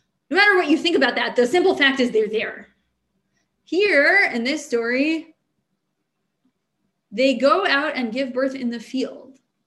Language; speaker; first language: English; native; English